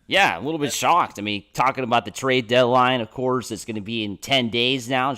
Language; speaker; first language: English; native; English